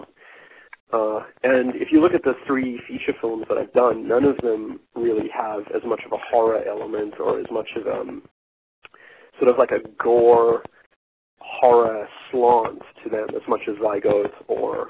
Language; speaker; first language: English; native; English